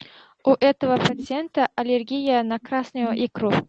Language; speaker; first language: Russian; non-native, learner; Uzbek